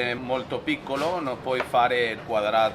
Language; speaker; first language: Italian; non-native, learner; Spanish